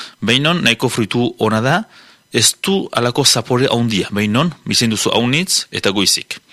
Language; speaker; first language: Basque; native; Basque